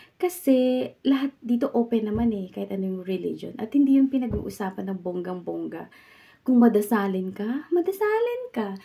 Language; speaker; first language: Filipino; native; Filipino